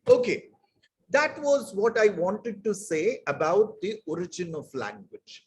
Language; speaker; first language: English; non-native, local second language; Bangla